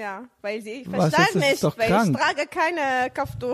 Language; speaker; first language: German; non-native, learner; Arabic